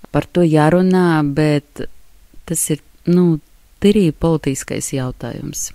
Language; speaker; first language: Latvian; non-native, local second language; Russian